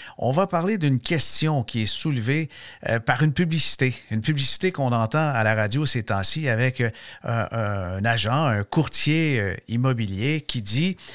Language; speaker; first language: French; native; French